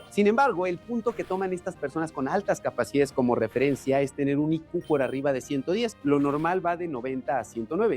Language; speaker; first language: Spanish; native; Spanish